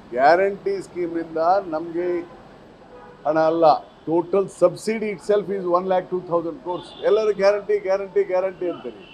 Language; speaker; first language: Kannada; native; Kannada